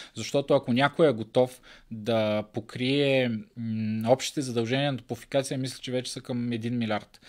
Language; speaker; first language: Bulgarian; native; Bulgarian